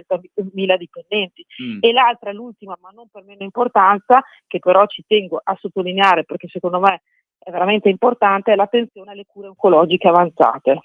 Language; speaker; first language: Italian; native; Italian